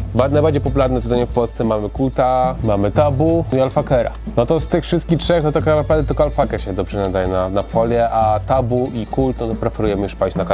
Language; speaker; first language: Polish; native; Polish